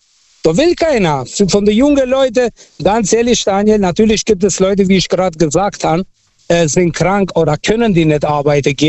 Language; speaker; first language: German; non-native, fluent; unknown